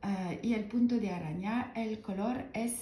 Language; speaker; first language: Spanish; non-native, learner; French